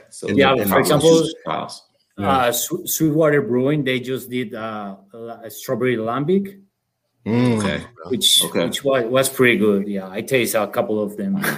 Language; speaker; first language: English; non-native, fluent; Spanish